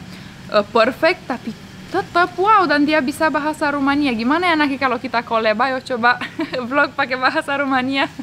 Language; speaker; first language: Indonesian; non-native, fluent; Romanian